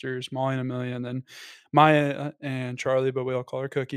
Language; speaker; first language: English; native; English